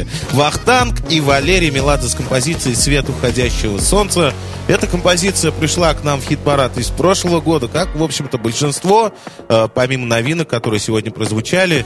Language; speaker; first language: Russian; native; Russian